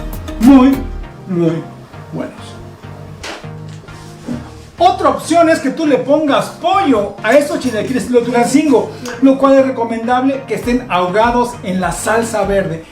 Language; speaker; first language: Spanish; native; Spanish